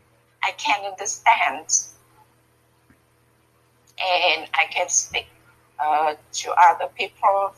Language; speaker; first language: English; non-native, learner; Vietnamese